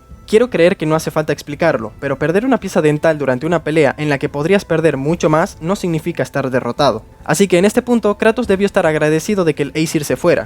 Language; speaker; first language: Spanish; native; Spanish